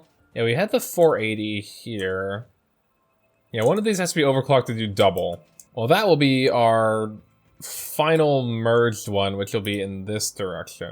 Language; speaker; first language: English; native; English